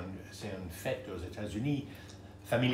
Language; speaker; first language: French; non-native, fluent; English